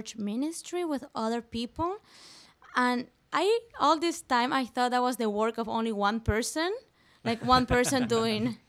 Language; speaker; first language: English; non-native, fluent; Spanish